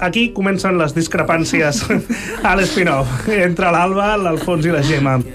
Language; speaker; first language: Catalan; native; Catalan